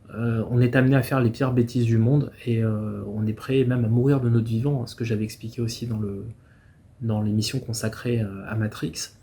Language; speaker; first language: French; native; French